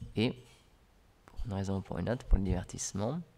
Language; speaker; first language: French; native; French